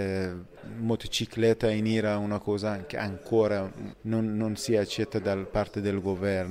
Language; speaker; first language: Italian; non-native, fluent; Persian